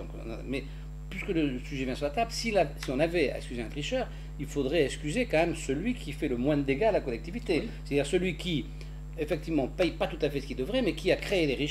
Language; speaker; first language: French; native; French